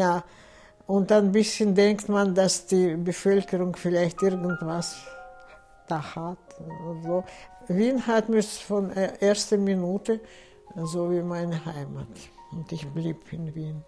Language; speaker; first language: German; non-native, fluent; Russian